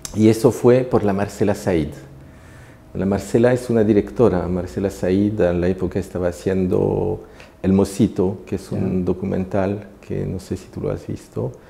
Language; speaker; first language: Spanish; non-native, fluent; French